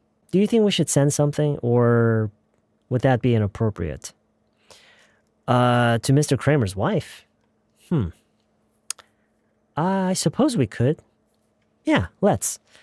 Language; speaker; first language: English; non-native, fluent; Korean